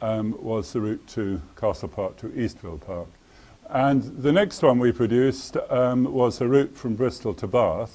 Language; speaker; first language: English; native; English